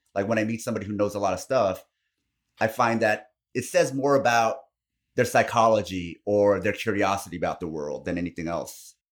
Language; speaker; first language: English; non-native, fluent; Korean